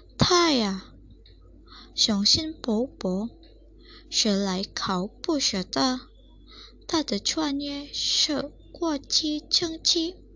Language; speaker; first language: Chinese; non-native, learner; Indonesian